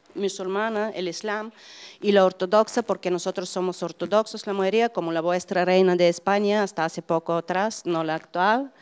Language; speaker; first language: Spanish; non-native, fluent; Bulgarian